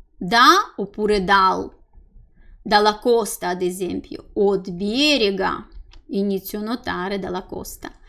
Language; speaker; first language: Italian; non-native, fluent; Russian